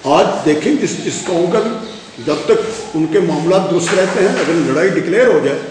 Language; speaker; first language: Urdu; non-native, local second language; Punjabi